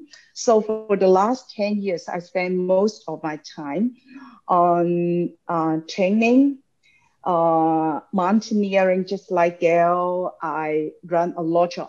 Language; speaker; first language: English; non-native, local second language; Cantonese